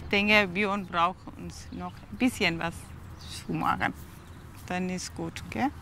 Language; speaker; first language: German; non-native, learner; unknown